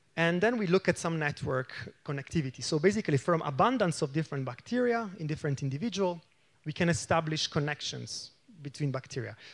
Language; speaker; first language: English; non-native, fluent; Italian